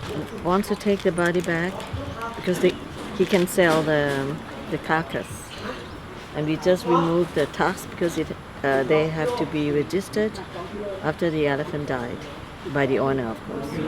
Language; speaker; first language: English; non-native, fluent; Thai